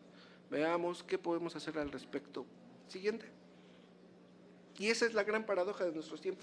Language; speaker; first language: Spanish; native; Spanish